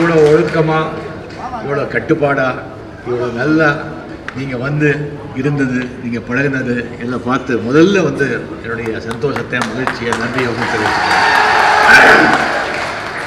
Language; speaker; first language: Tamil; non-native, fluent; Marathi